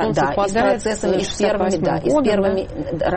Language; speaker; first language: Russian; native; Russian